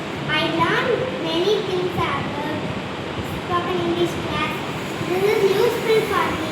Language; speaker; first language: English; non-native, learner; Tamil